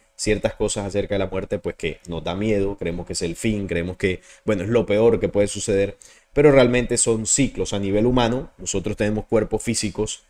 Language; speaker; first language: Spanish; native; Spanish